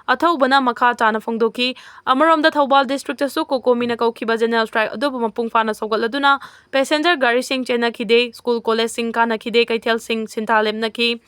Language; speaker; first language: Manipuri; native; Manipuri